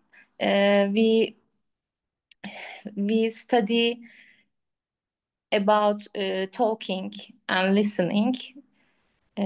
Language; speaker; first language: English; non-native, learner; Turkish